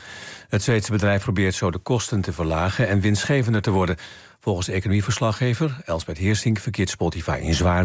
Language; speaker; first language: Dutch; native; Dutch